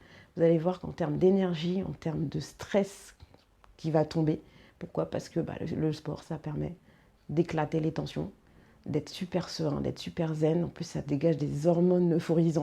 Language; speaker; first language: French; native; French